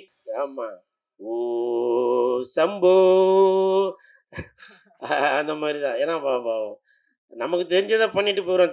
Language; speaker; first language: Tamil; native; Tamil